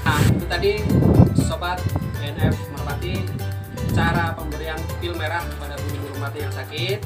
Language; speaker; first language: Indonesian; native; Indonesian